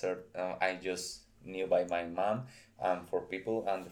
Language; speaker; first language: English; non-native, learner; Spanish